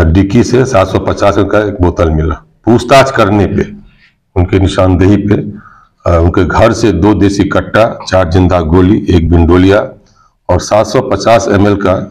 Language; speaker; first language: Hindi; native; Hindi